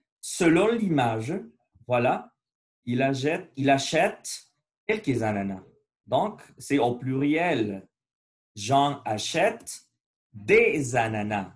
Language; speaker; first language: French; non-native, learner; Spanish